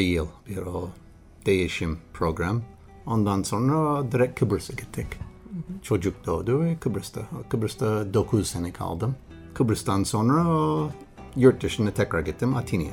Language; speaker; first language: Turkish; non-native, learner; English